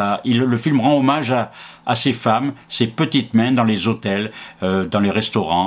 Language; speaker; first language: French; native; French